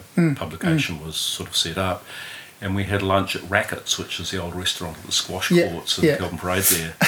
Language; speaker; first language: English; native; English